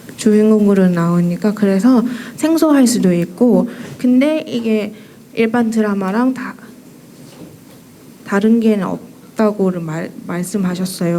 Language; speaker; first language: Korean; non-native, fluent; Thai